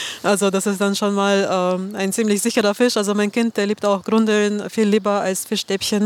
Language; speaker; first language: German; non-native, fluent; Russian